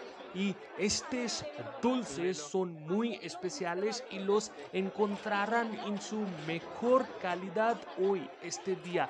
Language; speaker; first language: Spanish; non-native, fluent; Hindi